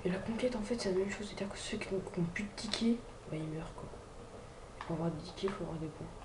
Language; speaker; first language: French; native; French